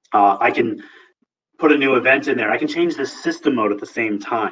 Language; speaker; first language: English; native; English